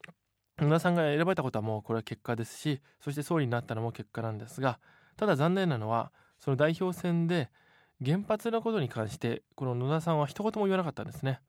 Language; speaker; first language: Japanese; native; Japanese